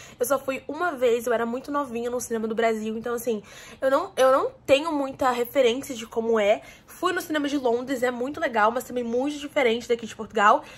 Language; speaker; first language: Portuguese; native; Portuguese